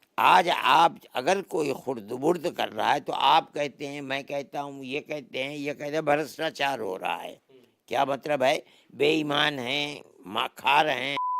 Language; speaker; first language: Urdu; native; Urdu